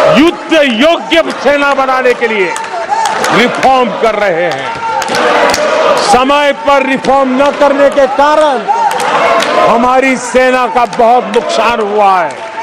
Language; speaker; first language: Hindi; non-native, local second language; Gujarati